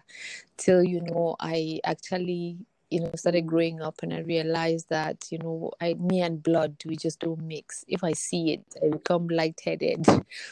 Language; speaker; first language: English; non-native, local second language; Hausa